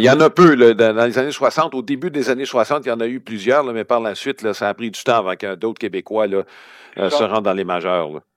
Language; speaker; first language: French; native; French